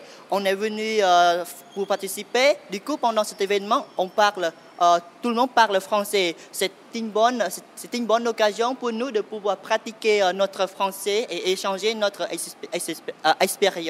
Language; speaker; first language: French; non-native, fluent; Khmer